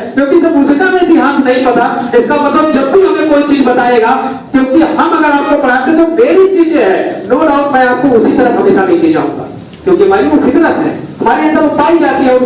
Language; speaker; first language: Hindi; native; Hindi